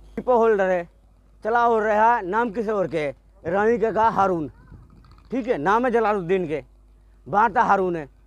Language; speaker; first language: Hindi; native; Hindi